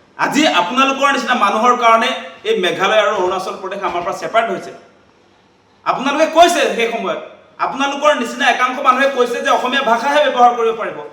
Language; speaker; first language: Assamese; non-native, local second language; Mising